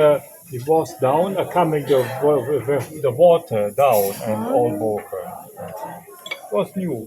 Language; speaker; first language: English; non-native, learner; German